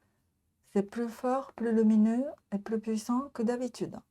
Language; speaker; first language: French; non-native, learner; Japanese